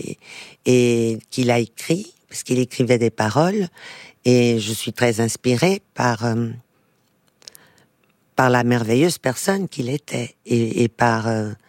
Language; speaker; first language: French; non-native, fluent; Portuguese